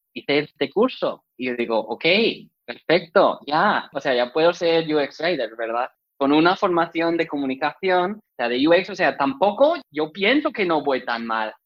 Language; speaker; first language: Spanish; non-native, fluent; English